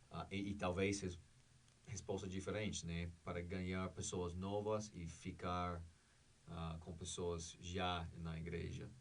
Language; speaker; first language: Portuguese; non-native, learner; English